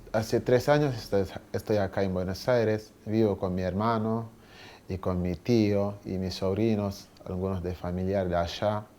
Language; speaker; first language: Spanish; non-native, learner; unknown